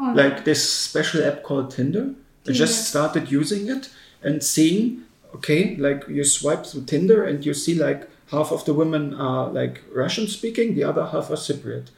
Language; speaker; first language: English; non-native, fluent; German